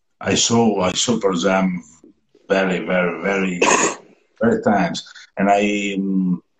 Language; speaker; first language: English; non-native, learner; Italian